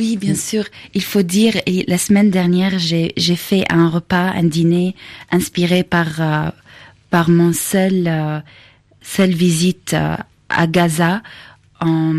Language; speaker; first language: French; non-native, fluent; Arabic